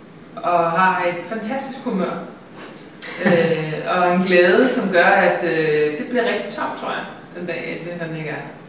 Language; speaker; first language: Danish; native; Danish